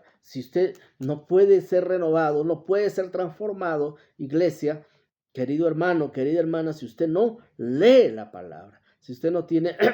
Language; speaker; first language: Spanish; native; Spanish